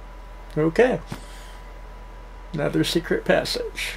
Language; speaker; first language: English; native; English